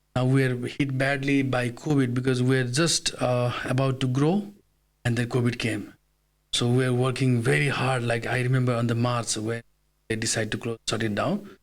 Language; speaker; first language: English; non-native, fluent; Nepali